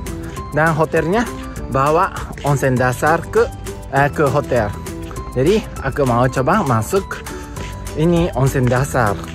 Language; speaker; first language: Indonesian; non-native, learner; Japanese